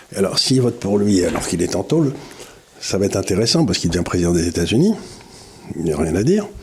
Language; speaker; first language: French; native; French